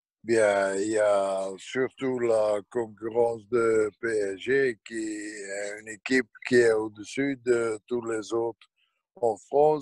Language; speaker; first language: French; non-native, local second language; Dutch